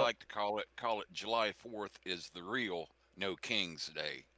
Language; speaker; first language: English; native; English